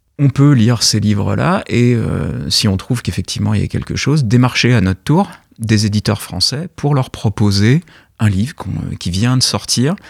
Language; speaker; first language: French; native; French